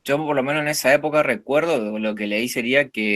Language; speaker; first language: Spanish; native; Spanish